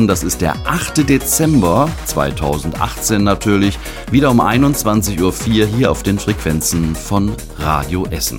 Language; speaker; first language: German; native; German